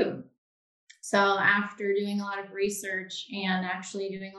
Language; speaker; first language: English; native; English